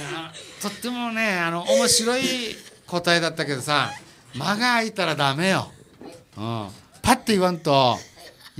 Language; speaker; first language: Japanese; native; Japanese